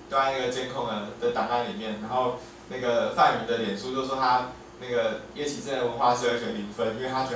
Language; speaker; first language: Chinese; native; Chinese